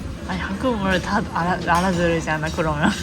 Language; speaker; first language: Korean; non-native, fluent; Japanese